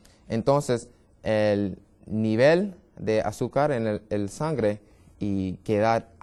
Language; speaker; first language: Spanish; non-native, learner; English